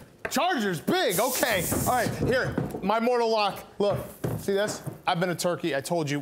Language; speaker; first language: English; native; English